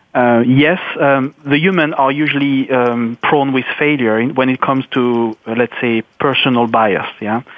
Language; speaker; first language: English; non-native, fluent; French